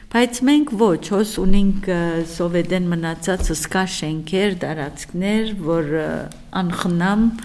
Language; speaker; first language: Armenian; early bilingual, heritage; Armenian